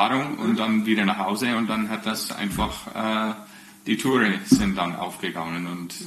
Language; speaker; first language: German; non-native, fluent; English